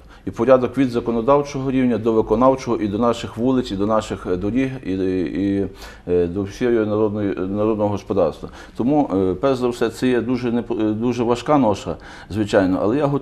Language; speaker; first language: Ukrainian; native; Ukrainian